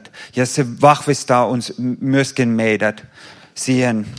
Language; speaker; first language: Finnish; non-native, fluent; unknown